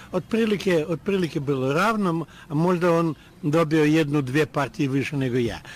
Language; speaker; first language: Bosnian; non-native, learner; Russian